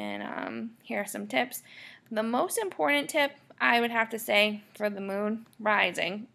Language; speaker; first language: English; native; English